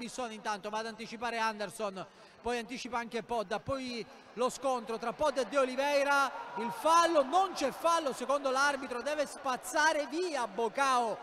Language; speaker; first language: Italian; native; Italian